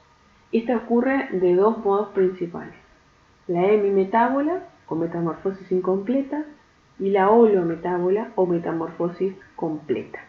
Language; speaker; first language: Spanish; native; Spanish